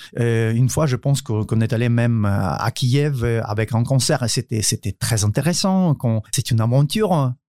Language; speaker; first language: French; non-native, fluent; Ukrainian